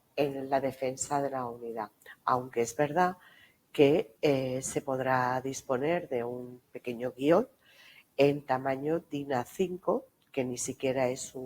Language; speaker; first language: Spanish; native; Spanish